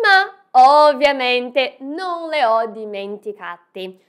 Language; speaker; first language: Italian; non-native, fluent; Portuguese